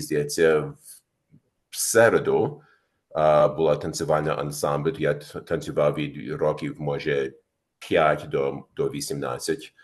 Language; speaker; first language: Ukrainian; early bilingual, heritage; Ukrainian